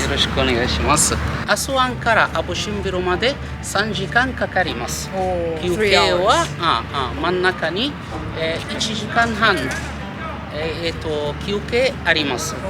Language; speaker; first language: Japanese; non-native, learner; Arabic